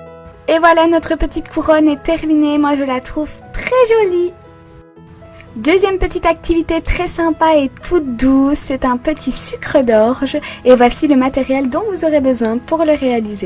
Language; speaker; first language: French; native; French